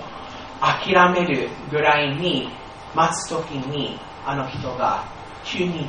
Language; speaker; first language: Japanese; non-native, fluent; English